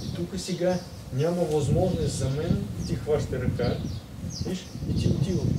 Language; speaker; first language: Bulgarian; non-native, learner; Russian